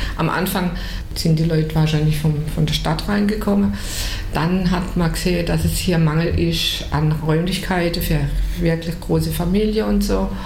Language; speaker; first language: German; native; German